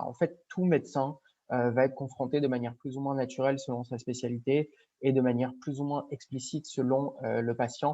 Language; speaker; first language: French; native; French